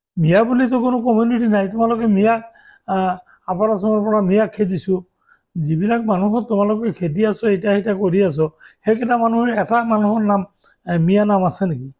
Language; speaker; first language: Assamese; non-native, local second language; Bangla